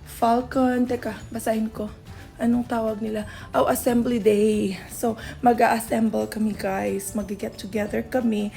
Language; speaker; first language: Filipino; non-native, local second language; Hiligaynon